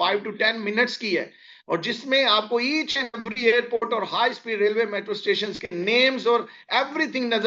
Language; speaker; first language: Hindi; native; Hindi